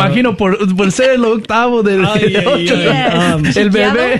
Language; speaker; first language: Spanish; early bilingual, other home language; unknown